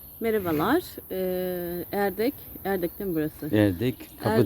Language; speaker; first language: Turkish; native; Turkish